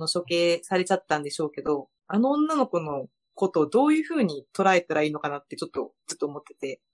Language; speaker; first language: Japanese; early bilingual, other home language; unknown